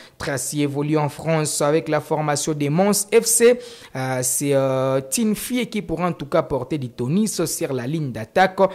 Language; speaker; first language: French; non-native, local second language; Swahili